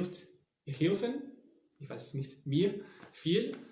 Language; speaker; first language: German; non-native, learner; Portuguese